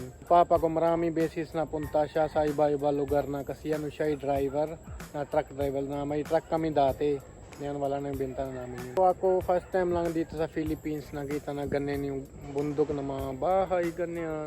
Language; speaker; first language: Filipino; non-native, learner; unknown